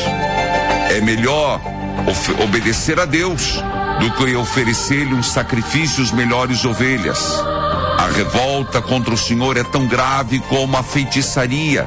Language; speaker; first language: Portuguese; native; Portuguese